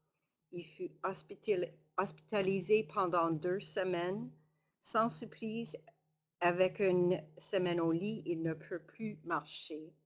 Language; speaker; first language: French; non-native, local second language; English